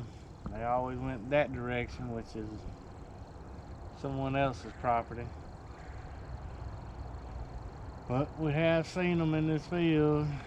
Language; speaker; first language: English; native; English